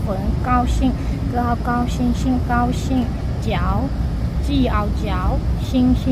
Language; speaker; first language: Chinese; non-native, learner; Burmese